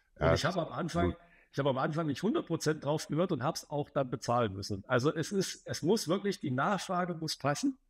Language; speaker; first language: German; native; German